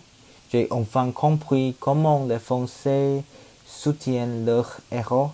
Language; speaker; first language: French; non-native, learner; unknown